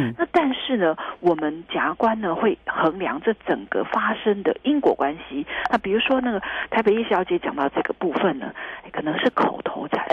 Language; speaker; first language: Chinese; native; Chinese